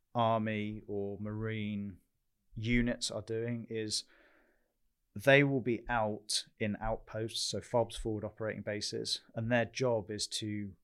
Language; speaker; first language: English; native; English